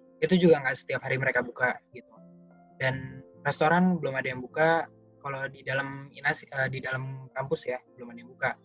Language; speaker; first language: Indonesian; native; Indonesian